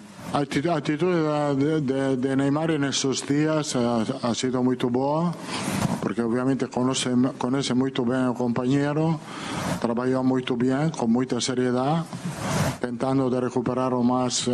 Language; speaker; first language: Portuguese; non-native, fluent; Italian